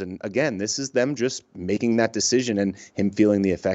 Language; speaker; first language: English; native; English